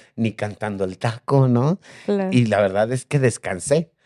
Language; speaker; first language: Spanish; native; Spanish